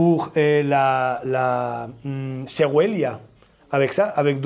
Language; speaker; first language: French; non-native, learner; Spanish